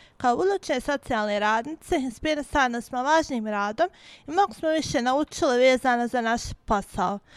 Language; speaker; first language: Croatian; early bilingual, heritage; Bosnian